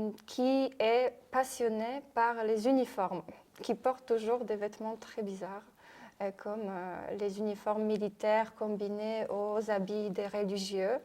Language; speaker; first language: French; non-native, fluent; Polish